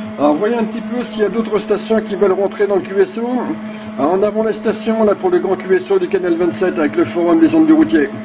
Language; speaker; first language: French; native; French